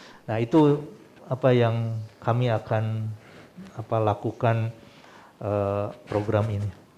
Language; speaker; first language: Indonesian; non-native, local second language; Sundanese